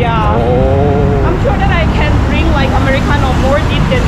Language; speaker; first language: English; non-native, learner; Thai